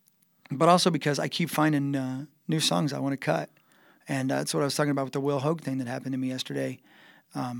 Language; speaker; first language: English; native; English